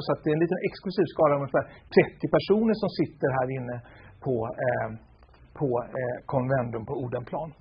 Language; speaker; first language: Swedish; native; Swedish